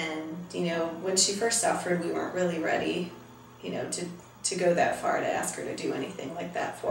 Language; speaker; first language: English; native; English